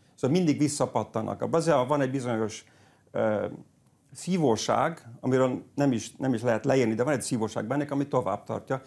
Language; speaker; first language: Hungarian; early bilingual, heritage; Hungarian